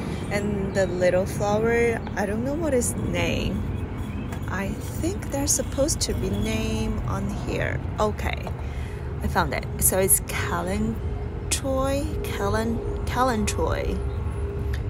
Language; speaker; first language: English; non-native, fluent; Chinese